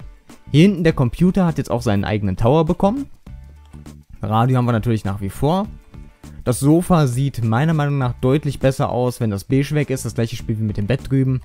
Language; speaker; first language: German; native; German